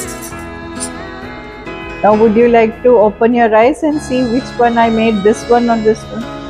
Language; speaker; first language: English; non-native, local second language; Malayalam